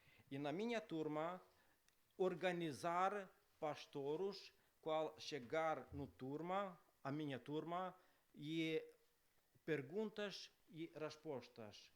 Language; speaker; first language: Portuguese; non-native, learner; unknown